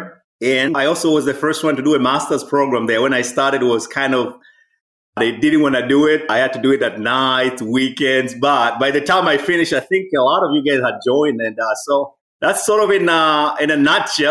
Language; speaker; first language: English; non-native, local second language; Swahili